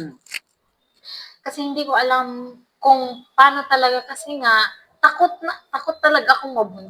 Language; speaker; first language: Filipino; non-native, local second language; Cebuano